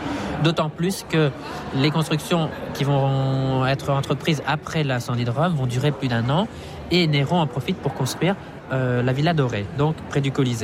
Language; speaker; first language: French; native; French